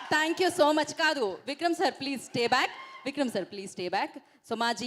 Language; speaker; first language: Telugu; native; Telugu